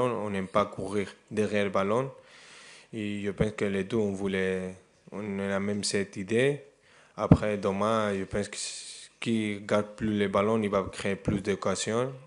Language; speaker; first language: French; non-native, fluent; Spanish